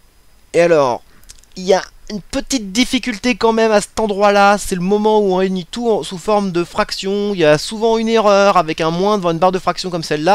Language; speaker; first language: French; native; French